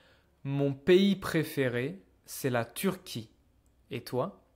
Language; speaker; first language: French; non-native, fluent; English